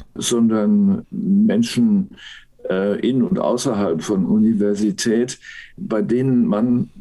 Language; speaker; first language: German; native; German